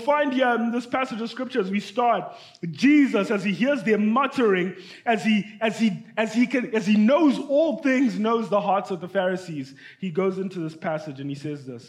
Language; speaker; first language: English; non-native, local second language; Shona